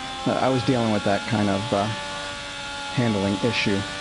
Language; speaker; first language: English; native; English